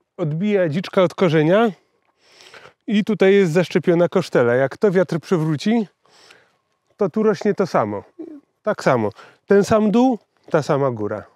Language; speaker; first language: Polish; native; Polish